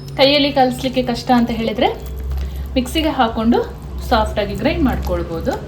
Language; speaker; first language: Kannada; non-native, local second language; Kodava